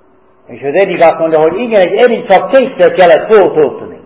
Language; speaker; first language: Hungarian; non-native, learner; English